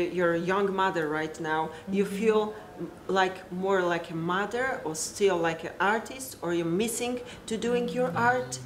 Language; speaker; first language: English; non-native, learner; Polish